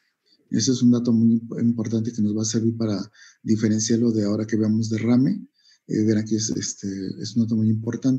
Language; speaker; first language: Spanish; native; Spanish